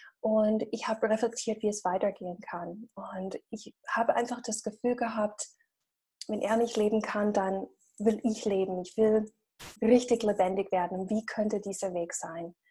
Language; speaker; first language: German; non-native, fluent; English